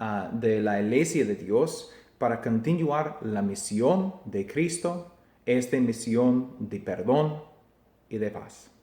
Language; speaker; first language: Spanish; non-native, fluent; English